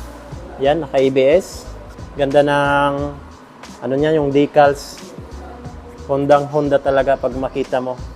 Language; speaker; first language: Filipino; native; Filipino